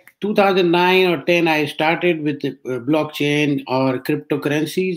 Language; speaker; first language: English; non-native, local second language; Hindi